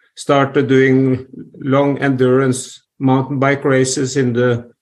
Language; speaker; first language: English; non-native, fluent; Norwegian